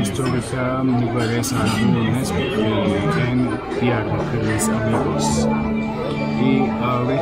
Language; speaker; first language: Spanish; non-native, learner; Turkish